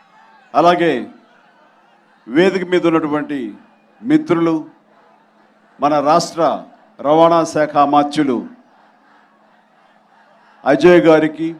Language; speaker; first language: Telugu; native; Telugu